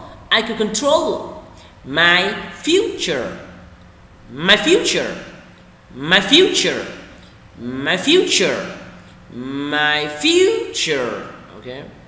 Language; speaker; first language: English; non-native, fluent; Vietnamese